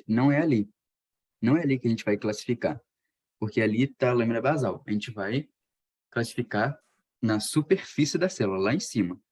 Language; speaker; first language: Portuguese; native; Portuguese